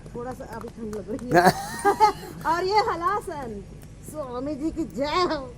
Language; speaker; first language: Hindi; non-native, local second language; Telugu